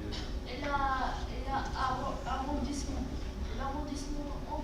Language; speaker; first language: French; non-native, learner; Arabic